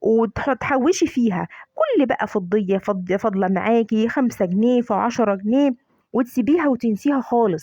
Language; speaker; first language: Arabic; native; Arabic